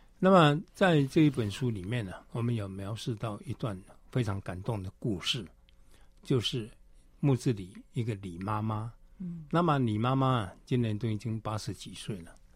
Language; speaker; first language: Chinese; native; Chinese